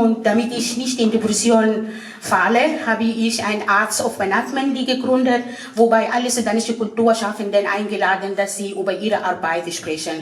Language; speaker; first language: German; non-native, fluent; Arabic